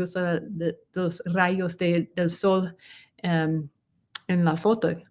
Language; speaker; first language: Spanish; non-native, learner; English